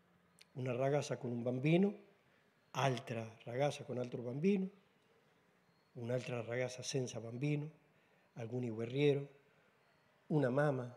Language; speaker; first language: Italian; non-native, learner; Spanish